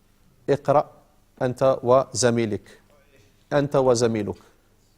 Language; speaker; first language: Arabic; non-native, fluent; English